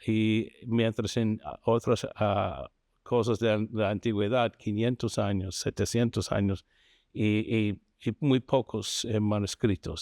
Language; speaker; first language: Spanish; non-native, fluent; English